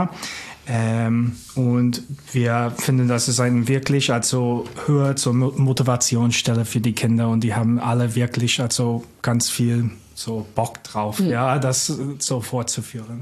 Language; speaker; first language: German; non-native, fluent; English